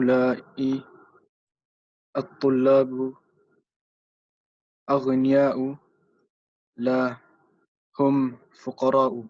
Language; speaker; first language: Arabic; non-native, learner; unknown